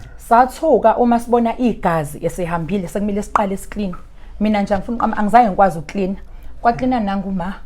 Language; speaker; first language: Zulu; native; Zulu